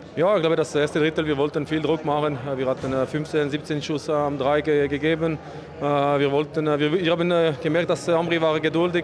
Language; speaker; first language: German; non-native, learner; French